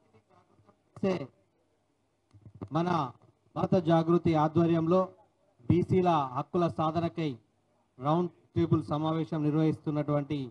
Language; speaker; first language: Telugu; native; Telugu